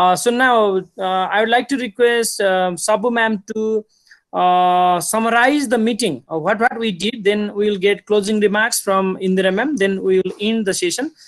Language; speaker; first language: English; non-native, local second language; Nepali